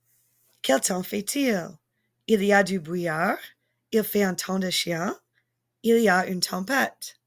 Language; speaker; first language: French; non-native, fluent; English